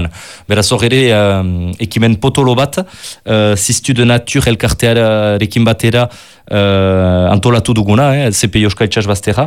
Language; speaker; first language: Basque; native; Basque